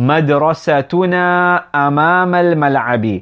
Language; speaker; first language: Arabic; non-native, fluent; English